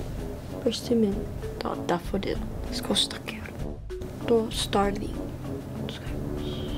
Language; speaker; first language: Japanese; non-native, learner; English